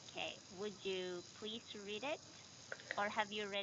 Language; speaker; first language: English; non-native, fluent; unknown